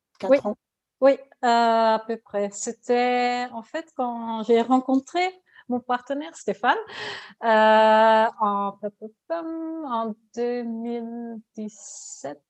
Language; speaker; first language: French; non-native, learner; Dutch